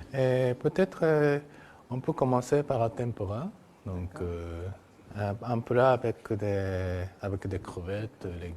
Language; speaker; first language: French; non-native, fluent; Japanese